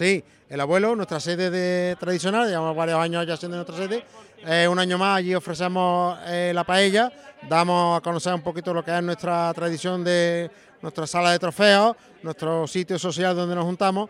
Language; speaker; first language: Spanish; native; Spanish